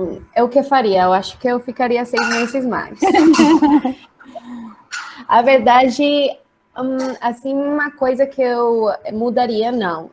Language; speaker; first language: Portuguese; non-native, learner; Spanish